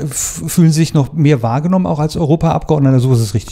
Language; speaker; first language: German; native; German